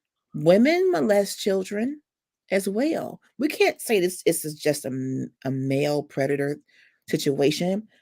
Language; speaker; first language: English; native; English